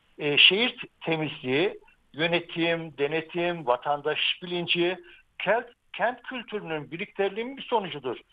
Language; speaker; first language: Turkish; native; Turkish